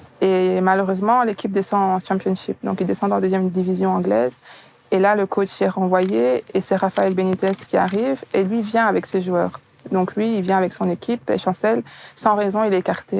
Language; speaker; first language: French; native; French